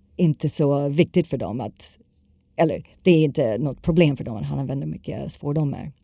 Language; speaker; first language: Swedish; non-native, fluent; English